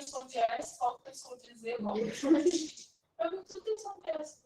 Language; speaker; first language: Portuguese; non-native, local second language; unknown